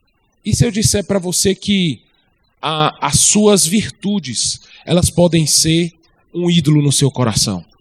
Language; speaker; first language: Portuguese; native; Portuguese